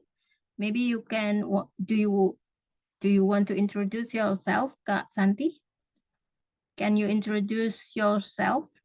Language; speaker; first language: English; non-native, fluent; Indonesian